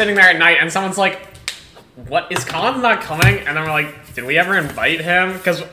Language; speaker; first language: English; native; English